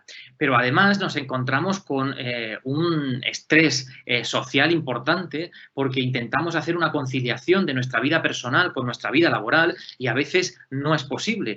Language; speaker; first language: Spanish; native; Spanish